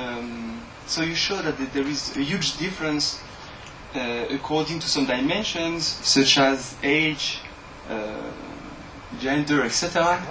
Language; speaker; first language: English; non-native, fluent; French